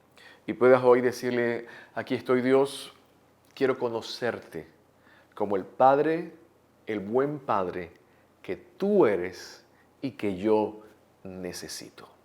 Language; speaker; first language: Spanish; native; Spanish